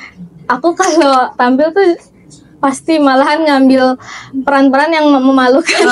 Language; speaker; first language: Indonesian; native; Indonesian